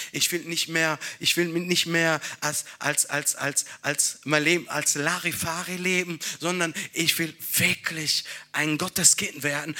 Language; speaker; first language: German; non-native, fluent; Italian